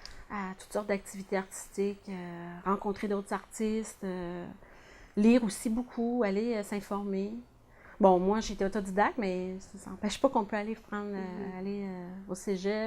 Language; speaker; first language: French; native; French